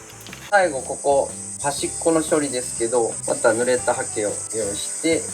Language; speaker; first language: Japanese; native; Japanese